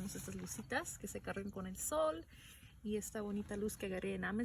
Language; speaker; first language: Spanish; early bilingual, heritage; Spanish